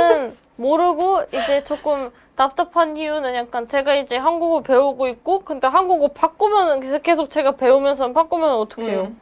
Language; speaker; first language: Korean; non-native, learner; German